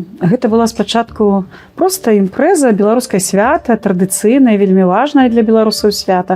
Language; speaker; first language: Belarusian; native; Belarusian